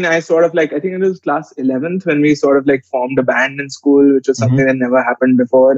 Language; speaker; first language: English; non-native, local second language; Hindi